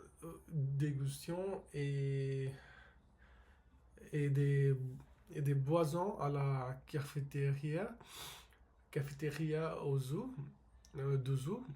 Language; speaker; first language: French; non-native, learner; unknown